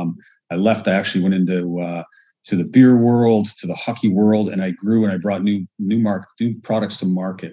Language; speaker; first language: English; native; English